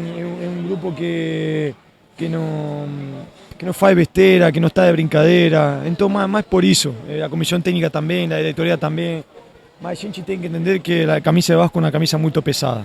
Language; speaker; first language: Portuguese; non-native, fluent; Spanish